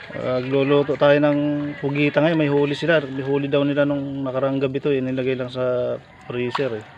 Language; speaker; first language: Filipino; native; Filipino